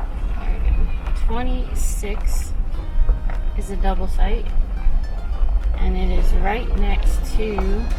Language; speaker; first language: English; native; English